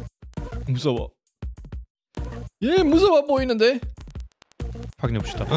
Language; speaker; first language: Korean; non-native, fluent; German